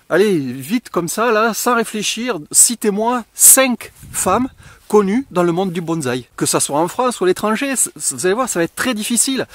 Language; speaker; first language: French; native; French